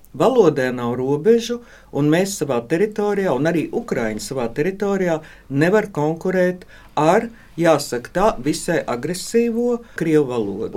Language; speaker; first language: Latvian; native; Latvian